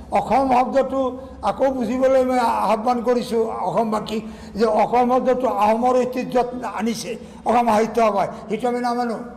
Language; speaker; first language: Assamese; non-native, local second language; Bangla